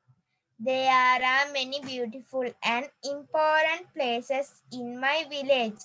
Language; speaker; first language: English; non-native, learner; Sinhala